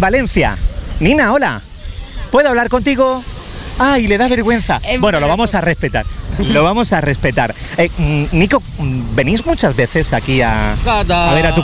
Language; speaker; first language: Spanish; native; Spanish